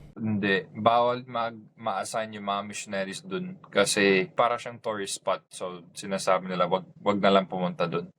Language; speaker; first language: Filipino; non-native, fluent; English